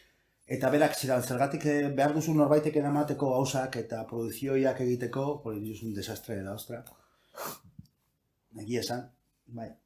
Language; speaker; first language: Basque; non-native, local second language; Spanish